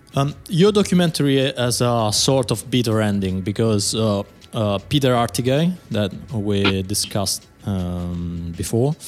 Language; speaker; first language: English; non-native, fluent; Italian